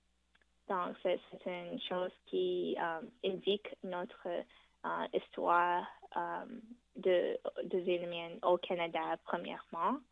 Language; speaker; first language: French; non-native, fluent; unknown